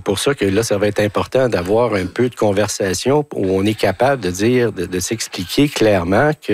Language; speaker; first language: French; native; French